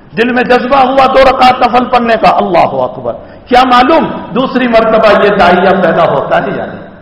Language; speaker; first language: Urdu; non-native, local second language; Gujarati